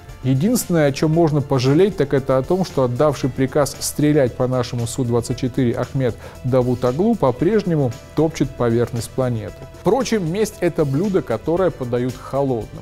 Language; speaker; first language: Russian; native; Russian